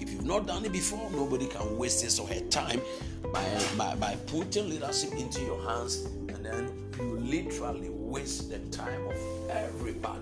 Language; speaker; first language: English; non-native, local second language; Akan